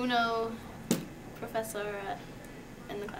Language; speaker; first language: Spanish; non-native, learner; English